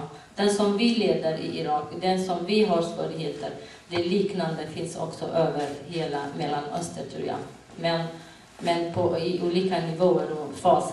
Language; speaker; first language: Swedish; non-native, fluent; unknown